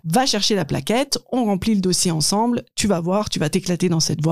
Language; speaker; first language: French; native; French